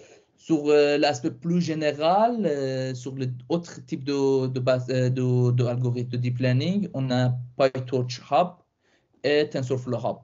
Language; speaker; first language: French; non-native, fluent; Persian